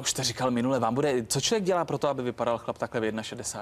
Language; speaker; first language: Czech; native; Czech